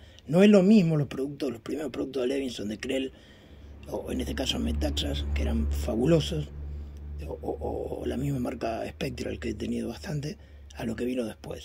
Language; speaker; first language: Spanish; native; Spanish